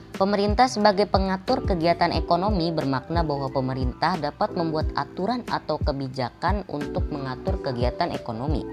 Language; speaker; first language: Indonesian; native; Indonesian